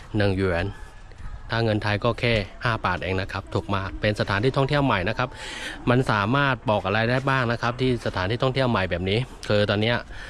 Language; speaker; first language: Thai; non-native, fluent; Chinese